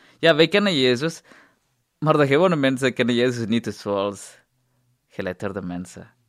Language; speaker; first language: Dutch; non-native, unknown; Tamil